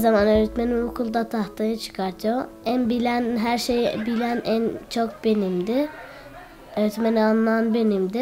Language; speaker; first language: Turkish; early bilingual, other home language; Arabic